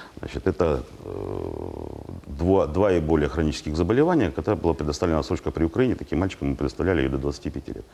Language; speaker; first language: Russian; native; Russian